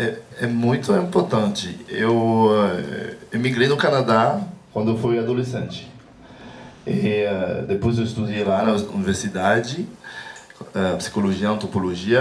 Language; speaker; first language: Portuguese; non-native, learner; Haitian Creole